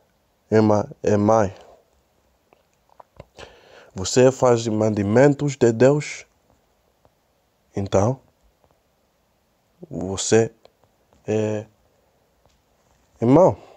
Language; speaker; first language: Portuguese; non-native, learner; Spanish